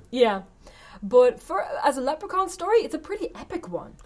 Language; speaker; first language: English; native; English